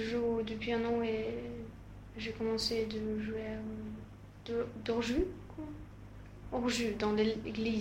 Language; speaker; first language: French; non-native, learner; Russian